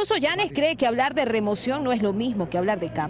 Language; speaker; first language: Spanish; native; Spanish